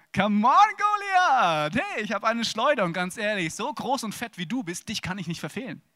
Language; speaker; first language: German; native; German